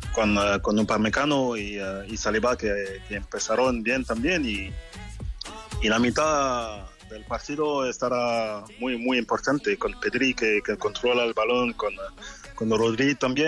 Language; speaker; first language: Spanish; non-native, fluent; French